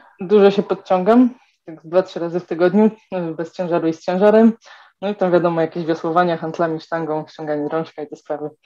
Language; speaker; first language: Polish; native; Polish